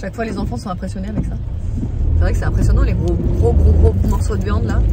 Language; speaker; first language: French; native; French